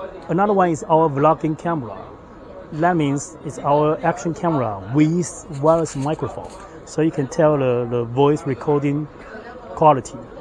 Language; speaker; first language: English; non-native, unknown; Chinese